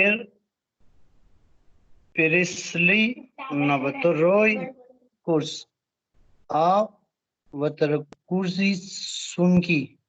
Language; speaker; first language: Russian; non-native, learner; Hindi